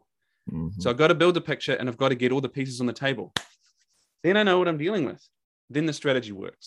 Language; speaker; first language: English; native; English